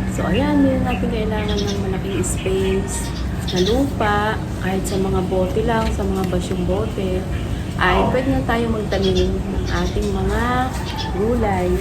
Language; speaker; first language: Filipino; native; Filipino